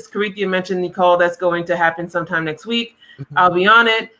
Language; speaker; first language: English; native; English